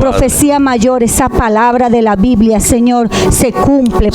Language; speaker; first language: Spanish; native; Spanish